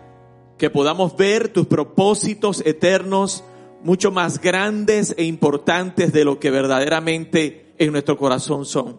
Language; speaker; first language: Spanish; native; Spanish